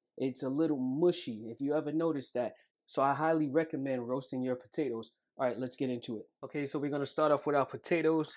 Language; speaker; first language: English; native; English